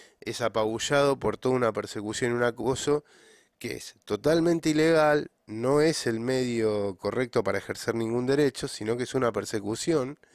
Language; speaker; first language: Spanish; native; Spanish